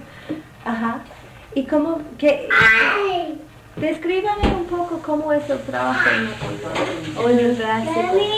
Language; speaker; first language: Spanish; non-native, fluent; English